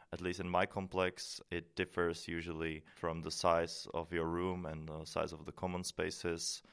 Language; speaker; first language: English; non-native, fluent; Czech